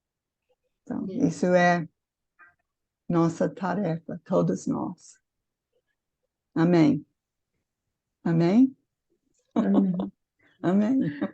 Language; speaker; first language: Portuguese; non-native, fluent; English